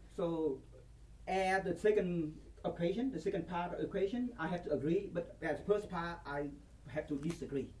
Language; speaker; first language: English; non-native, fluent; Vietnamese